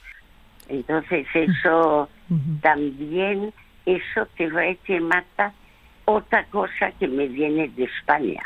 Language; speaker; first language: Spanish; early bilingual, other home language; French